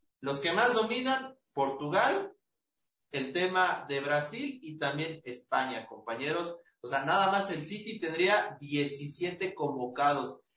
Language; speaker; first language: Spanish; native; Spanish